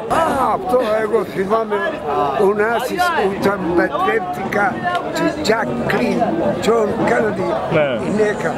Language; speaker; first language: Greek; non-native, learner; Somali